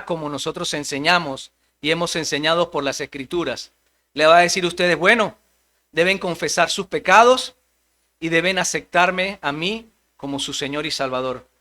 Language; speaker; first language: Spanish; native; Spanish